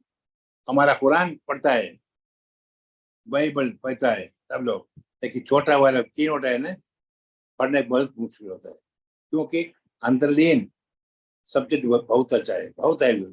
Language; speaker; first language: Hindi; non-native, local second language; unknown